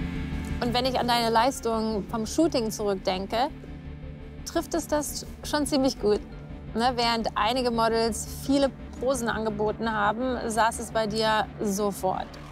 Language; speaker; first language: German; native; German